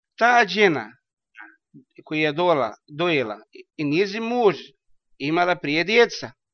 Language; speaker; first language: Croatian; non-native, learner; Arabic